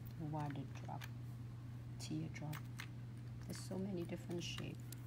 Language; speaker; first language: English; non-native, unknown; Vietnamese